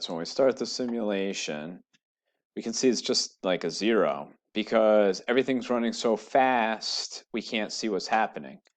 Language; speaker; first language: English; native; English